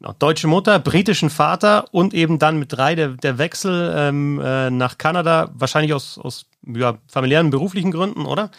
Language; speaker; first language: German; native; German